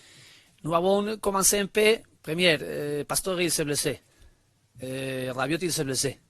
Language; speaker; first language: French; non-native, learner; Spanish